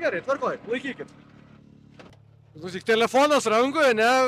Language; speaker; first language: Lithuanian; native; Lithuanian